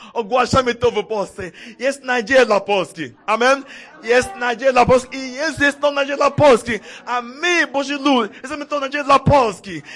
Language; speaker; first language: Polish; non-native, fluent; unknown